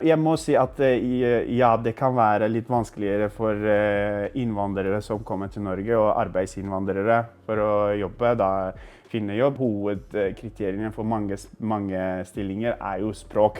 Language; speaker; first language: Norwegian; non-native, fluent; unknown